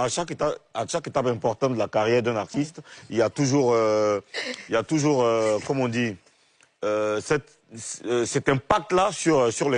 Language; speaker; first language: French; native; French